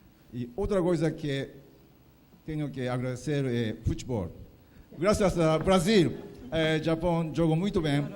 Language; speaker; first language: Portuguese; non-native, fluent; Japanese